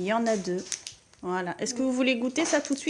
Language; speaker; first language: French; native; French